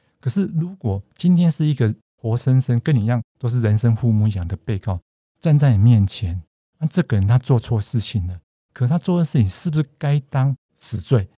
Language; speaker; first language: Chinese; native; Chinese